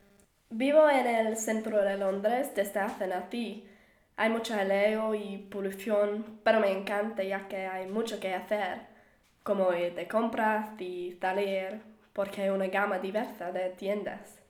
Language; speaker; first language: Spanish; non-native, learner; English